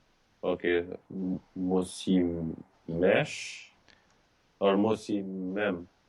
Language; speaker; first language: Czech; non-native, learner; English